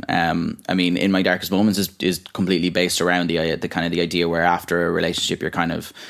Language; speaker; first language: English; native; English